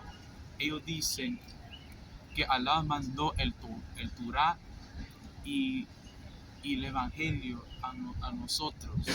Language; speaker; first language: Spanish; non-native, fluent; English